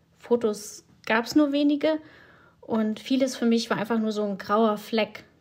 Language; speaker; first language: German; early bilingual, other home language; Russian